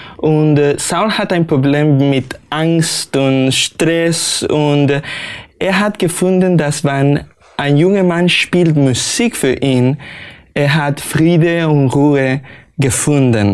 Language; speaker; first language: German; non-native, learner; Spanish